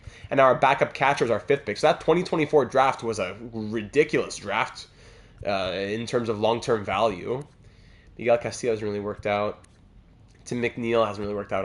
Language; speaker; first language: English; native; English